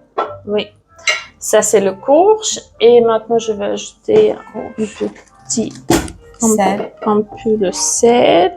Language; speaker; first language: French; non-native, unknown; Russian